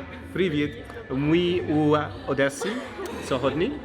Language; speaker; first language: Ukrainian; non-native, learner; English